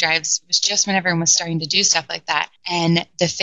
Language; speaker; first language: English; native; English